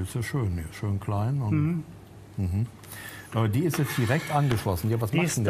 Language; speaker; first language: German; native; German